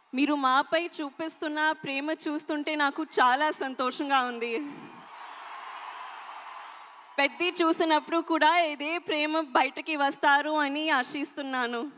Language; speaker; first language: Telugu; non-native, learner; Hindi